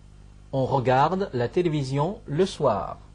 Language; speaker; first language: French; non-native, fluent; Chinese